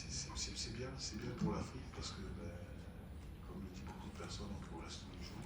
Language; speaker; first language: French; native; French